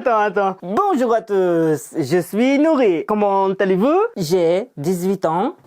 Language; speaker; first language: French; non-native, learner; Uzbek